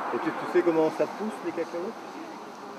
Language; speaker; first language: French; native; French